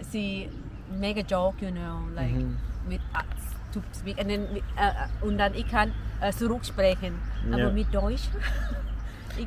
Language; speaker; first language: German; non-native, learner; Thai